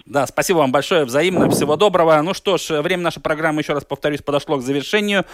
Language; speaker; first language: Russian; native; Russian